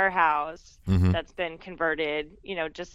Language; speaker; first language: English; native; English